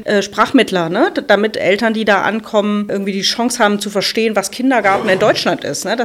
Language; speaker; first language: German; native; German